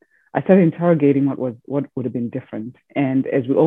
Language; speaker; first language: English; non-native, local second language; Shona